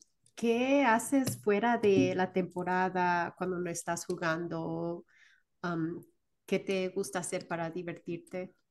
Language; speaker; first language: Spanish; early bilingual, heritage; Spanish